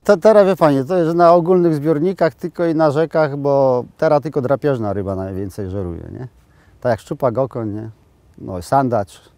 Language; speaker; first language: Polish; native; Polish